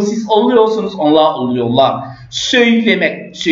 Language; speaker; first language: Turkish; non-native, learner; French